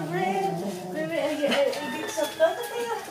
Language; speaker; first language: English; non-native, learner; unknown